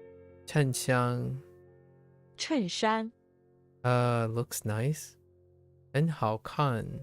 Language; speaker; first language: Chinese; non-native, learner; English